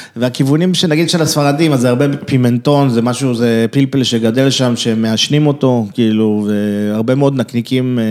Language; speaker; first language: Hebrew; early bilingual, other home language; French